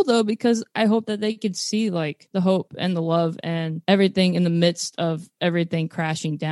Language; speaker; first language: English; native; English